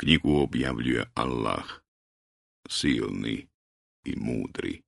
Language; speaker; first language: Croatian; native; Croatian